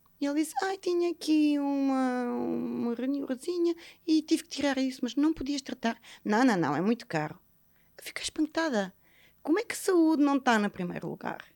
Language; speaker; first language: Portuguese; non-native, fluent; Bulgarian